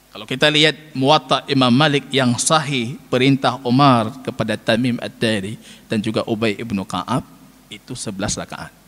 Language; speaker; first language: Malay; non-native, local second language; Achinese